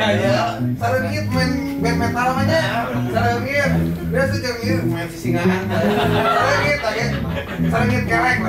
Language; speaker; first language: Indonesian; non-native, local second language; Sundanese